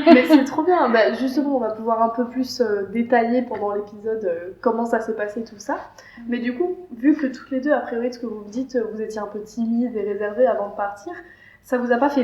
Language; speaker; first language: French; native; French